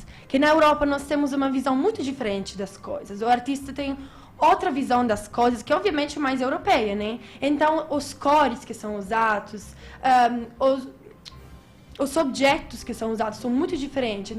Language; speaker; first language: Portuguese; non-native, fluent; Italian